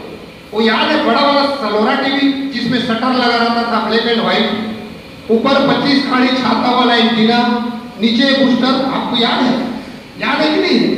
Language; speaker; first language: Hindi; native; Hindi